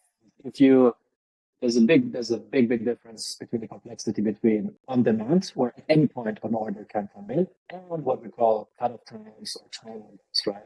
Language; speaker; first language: English; non-native, fluent; Lithuanian